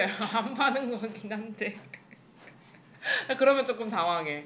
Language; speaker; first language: Korean; native; Korean